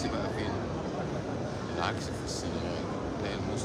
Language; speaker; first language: Arabic; native; Arabic